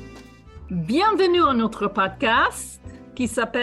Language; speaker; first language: French; non-native, fluent; English